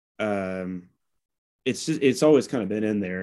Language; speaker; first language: English; native; English